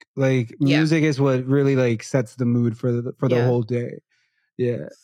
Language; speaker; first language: English; non-native, fluent; Spanish